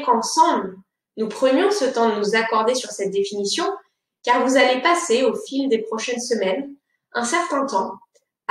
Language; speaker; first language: French; native; French